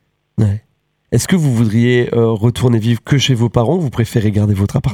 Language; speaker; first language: French; native; French